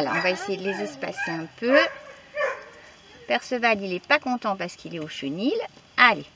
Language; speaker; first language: French; native; French